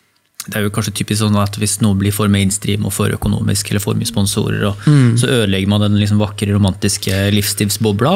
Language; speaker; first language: Norwegian; native; Norwegian